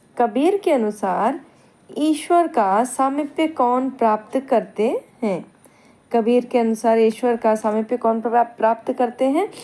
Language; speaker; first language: Hindi; native; Hindi